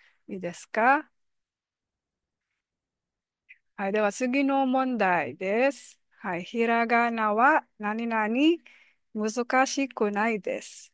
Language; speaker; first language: Japanese; non-native, fluent; Filipino